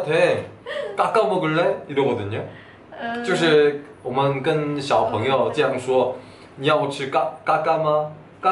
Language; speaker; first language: Korean; native; Korean